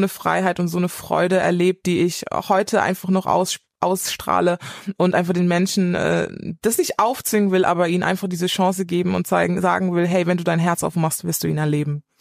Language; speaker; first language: German; native; German